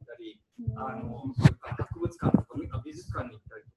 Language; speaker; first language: Japanese; native; Japanese